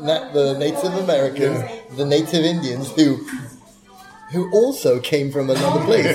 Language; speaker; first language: English; native; English